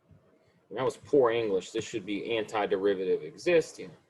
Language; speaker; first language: English; native; English